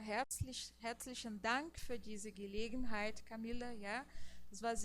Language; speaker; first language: German; non-native, fluent; Portuguese